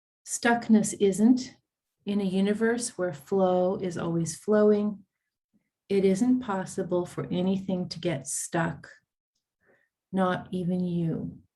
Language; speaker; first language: English; native; English